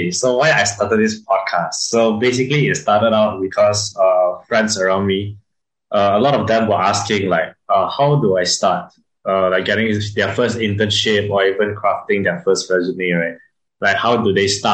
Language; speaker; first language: English; non-native, local second language; Chinese